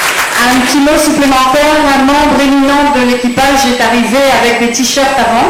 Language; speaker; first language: French; native; French